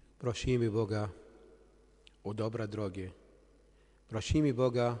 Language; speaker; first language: Polish; non-native, learner; Arabic